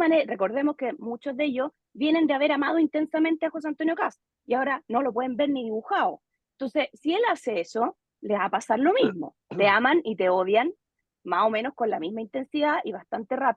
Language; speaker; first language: Spanish; native; Spanish